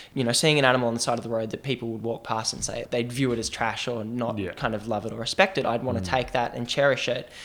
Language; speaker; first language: English; native; English